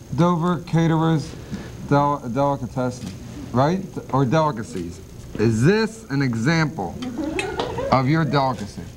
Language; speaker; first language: English; native; English